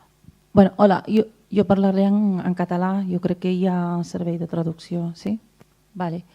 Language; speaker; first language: Catalan; non-native, fluent; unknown